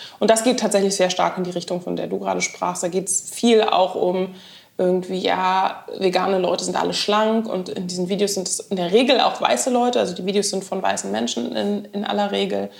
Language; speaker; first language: German; native; German